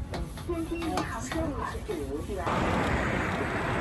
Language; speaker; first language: Chinese; native; Chinese